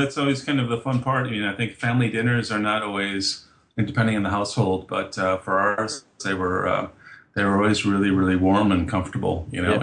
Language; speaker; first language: English; native; English